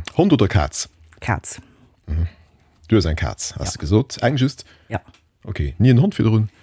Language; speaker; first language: Luxembourgish; native; Luxembourgish